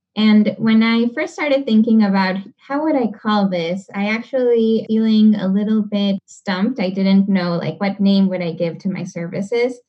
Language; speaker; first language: English; non-native, fluent; Spanish